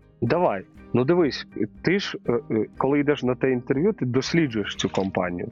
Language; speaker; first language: Ukrainian; native; Ukrainian